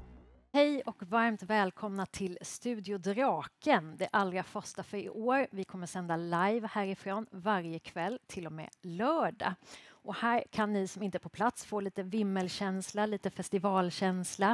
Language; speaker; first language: Swedish; native; Swedish